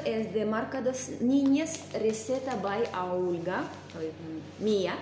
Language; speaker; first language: Spanish; non-native, fluent; Russian